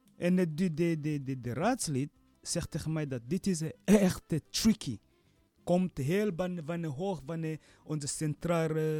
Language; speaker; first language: Dutch; non-native, learner; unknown